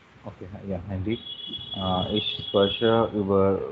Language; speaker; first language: German; non-native, learner; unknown